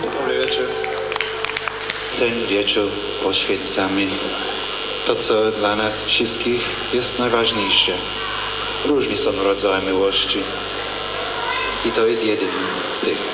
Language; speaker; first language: Polish; non-native, fluent; English